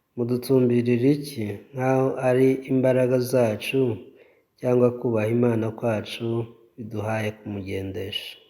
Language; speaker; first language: Kinyarwanda; native; Kinyarwanda